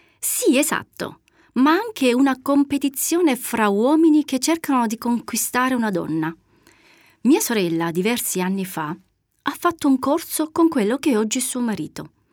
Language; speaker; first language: Italian; native; Italian